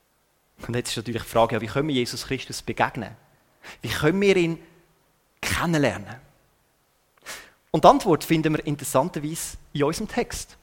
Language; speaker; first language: German; native; German